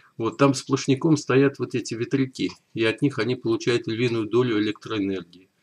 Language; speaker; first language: Russian; native; Russian